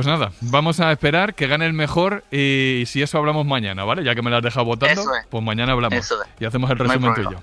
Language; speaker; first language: Spanish; native; Spanish